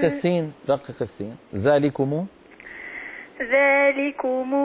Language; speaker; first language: Arabic; native; Arabic